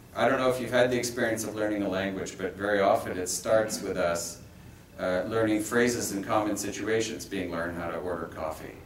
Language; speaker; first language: English; native; English